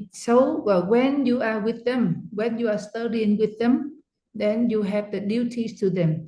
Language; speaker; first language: English; non-native, fluent; Vietnamese